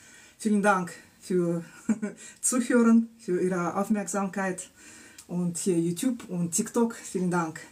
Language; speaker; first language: German; non-native, fluent; Russian